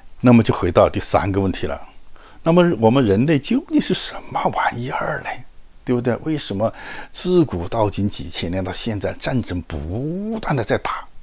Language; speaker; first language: Chinese; native; Chinese